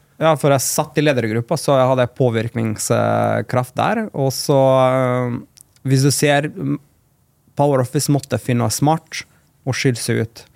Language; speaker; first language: Norwegian; non-native, fluent; Macedonian